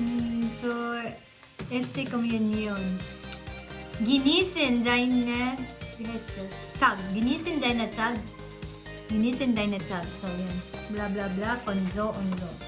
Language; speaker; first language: German; non-native, learner; Filipino